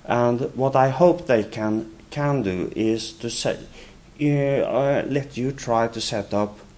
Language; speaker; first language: English; non-native, fluent; Norwegian